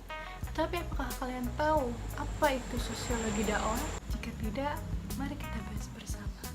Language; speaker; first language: Indonesian; native; Indonesian